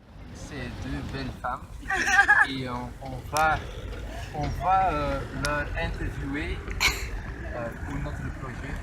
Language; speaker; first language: French; non-native, learner; Dutch